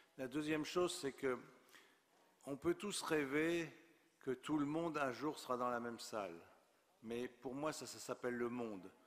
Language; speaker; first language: French; native; French